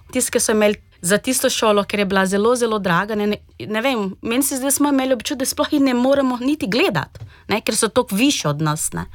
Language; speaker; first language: Slovenian; non-native, fluent; Portuguese